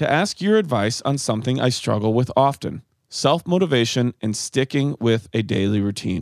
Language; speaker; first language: English; native; English